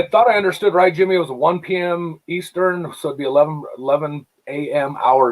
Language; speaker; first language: English; native; English